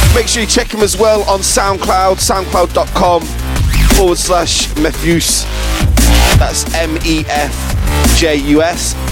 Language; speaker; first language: English; native; English